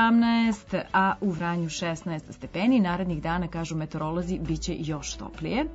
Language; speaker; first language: Serbian; native; Serbian